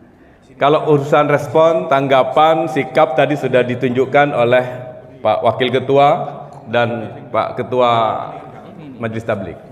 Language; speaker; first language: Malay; non-native, local second language; Javanese